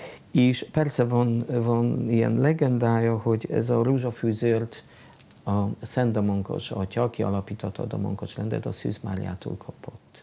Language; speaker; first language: Hungarian; non-native, fluent; Polish